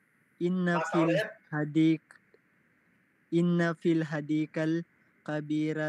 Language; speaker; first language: Arabic; non-native, learner; Filipino